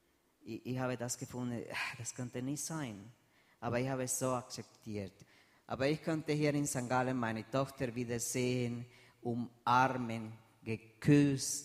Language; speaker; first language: German; non-native, fluent; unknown